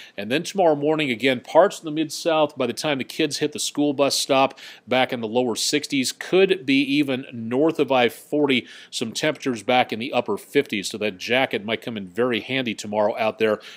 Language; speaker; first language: English; native; English